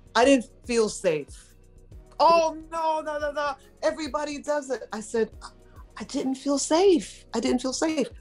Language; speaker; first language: English; native; English